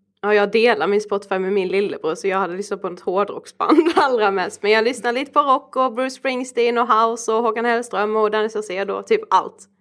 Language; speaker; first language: Swedish; native; Swedish